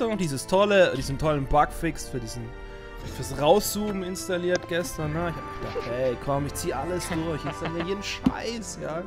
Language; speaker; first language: German; native; German